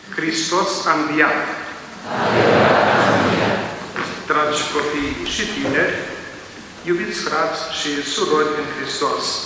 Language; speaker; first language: Romanian; native; Romanian